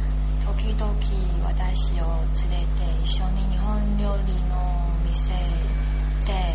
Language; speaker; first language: Japanese; non-native, learner; Chinese